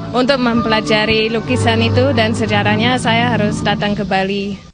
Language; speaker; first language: Indonesian; non-native, fluent; English